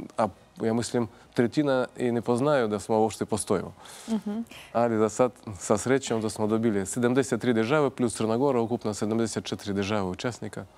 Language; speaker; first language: Croatian; non-native, fluent; Russian